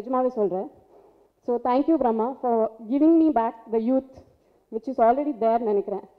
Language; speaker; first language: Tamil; non-native, local second language; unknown